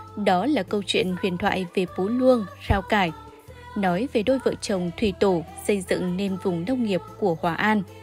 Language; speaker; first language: Vietnamese; native; Vietnamese